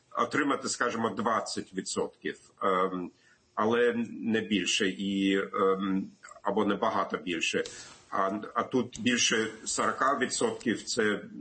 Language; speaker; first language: Ukrainian; non-native, fluent; German